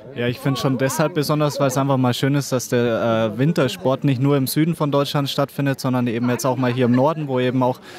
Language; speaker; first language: German; native; German